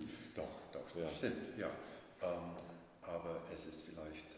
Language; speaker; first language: German; non-native, fluent; English